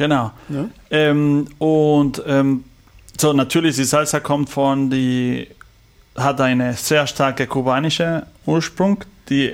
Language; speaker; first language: German; non-native, learner; Spanish